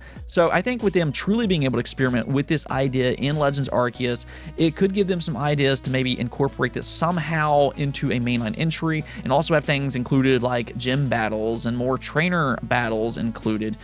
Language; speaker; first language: English; native; English